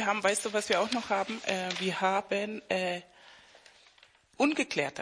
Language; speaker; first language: German; non-native, fluent; Spanish